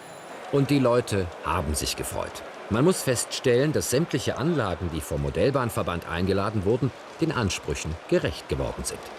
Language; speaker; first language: German; native; German